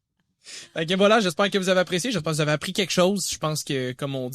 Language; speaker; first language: French; native; French